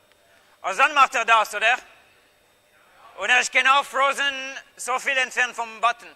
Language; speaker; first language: German; non-native, fluent; French